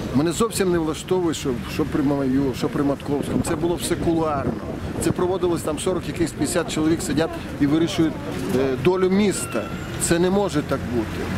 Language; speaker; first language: Ukrainian; native; Ukrainian